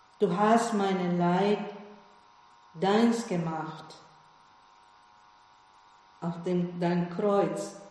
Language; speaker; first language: German; non-native, fluent; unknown